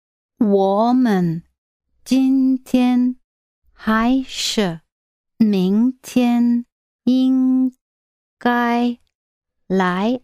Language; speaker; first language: Chinese; non-native, learner; English